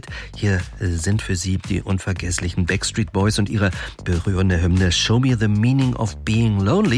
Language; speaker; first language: German; native; German